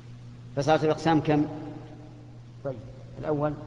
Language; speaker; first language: Arabic; native; Arabic